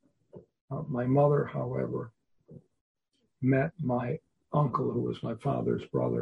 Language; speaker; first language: English; native; English